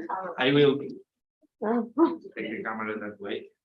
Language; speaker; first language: English; non-native, learner; Slovak